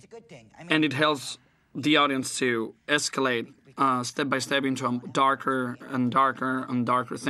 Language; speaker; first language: English; non-native, fluent; Spanish